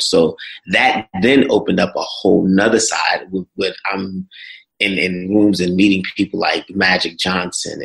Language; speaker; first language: English; native; English